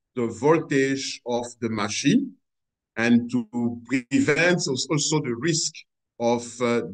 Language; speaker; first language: English; non-native, fluent; French